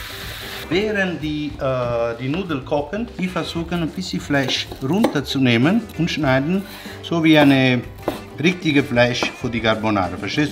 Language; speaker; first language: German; non-native, learner; Italian